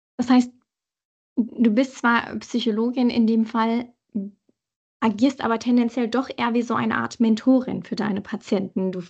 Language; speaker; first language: German; native; German